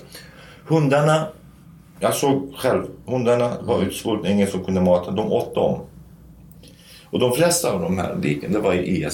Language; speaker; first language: Swedish; non-native, fluent; Kurdish